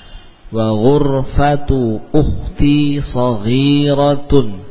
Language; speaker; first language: Arabic; non-native, fluent; Indonesian